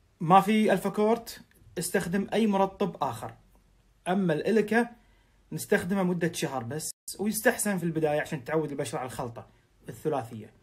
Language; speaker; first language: Arabic; native; Arabic